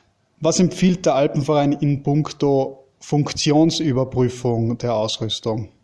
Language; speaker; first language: German; native; German